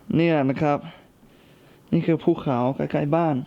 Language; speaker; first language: Thai; non-native, fluent; English